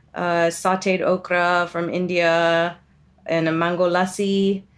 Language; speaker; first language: English; native; English